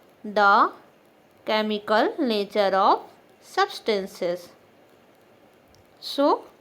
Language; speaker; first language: English; non-native, local second language; Hindi